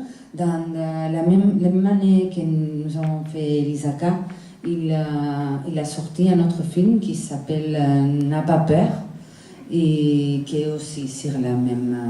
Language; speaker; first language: French; non-native, fluent; Spanish